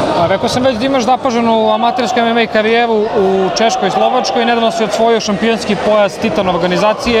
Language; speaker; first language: Serbian; native; Serbian